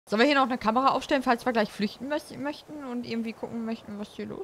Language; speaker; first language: German; native; German